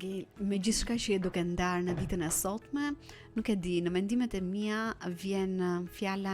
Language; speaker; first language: Albanian; native; Albanian